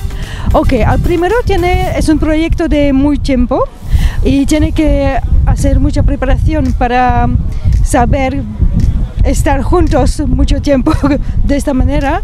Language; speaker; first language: Spanish; non-native, learner; French